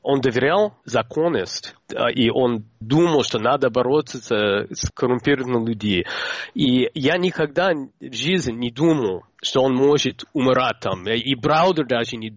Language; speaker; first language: Russian; non-native, fluent; English